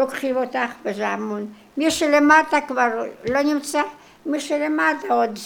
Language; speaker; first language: Hebrew; non-native, local second language; Polish